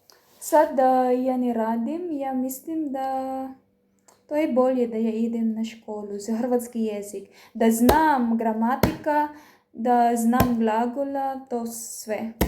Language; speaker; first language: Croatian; non-native, learner; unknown